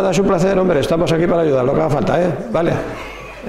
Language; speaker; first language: Spanish; native; Spanish